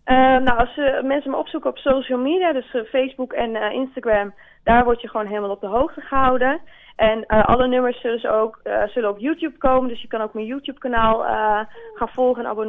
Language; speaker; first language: Dutch; native; Dutch